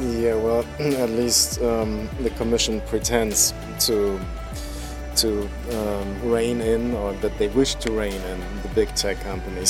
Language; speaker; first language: English; non-native, fluent; German